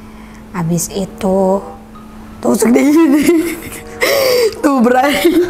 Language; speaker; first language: Indonesian; native; Indonesian